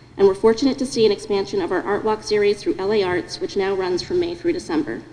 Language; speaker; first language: English; native; English